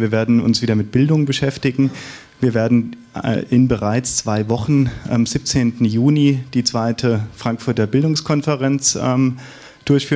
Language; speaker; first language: German; native; German